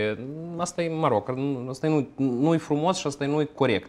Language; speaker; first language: Romanian; non-native, local second language; Russian